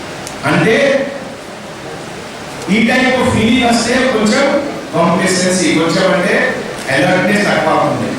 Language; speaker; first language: Telugu; non-native, fluent; Hindi